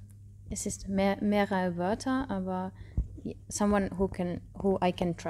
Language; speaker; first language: German; non-native, learner; Russian